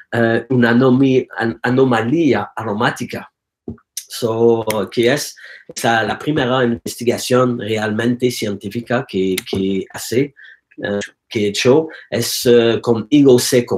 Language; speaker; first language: Spanish; non-native, learner; French